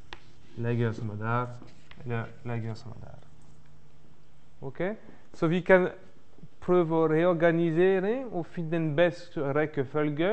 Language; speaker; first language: Norwegian; non-native, learner; French